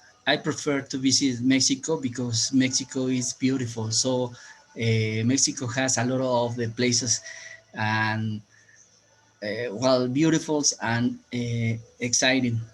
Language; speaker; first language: English; non-native, learner; Spanish